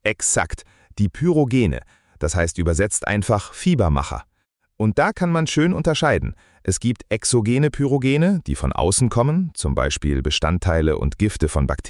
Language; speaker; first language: German; native; German